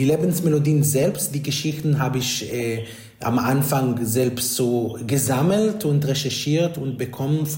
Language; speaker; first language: German; non-native, fluent; Hebrew